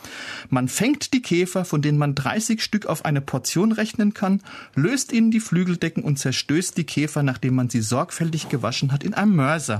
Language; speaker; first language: German; native; German